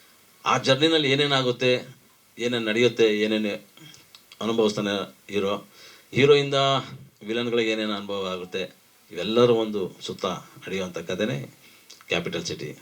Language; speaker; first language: Kannada; native; Kannada